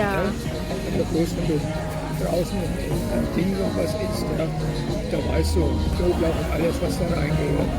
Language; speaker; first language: German; non-native, learner; Thai